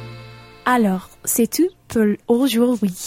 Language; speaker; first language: French; non-native, learner; English